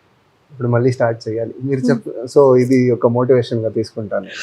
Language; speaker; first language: Telugu; non-native, fluent; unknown